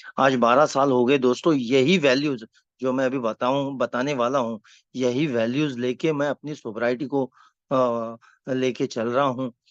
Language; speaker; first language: Hindi; non-native, local second language; Marathi